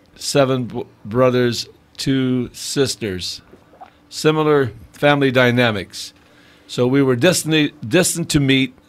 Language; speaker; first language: English; native; English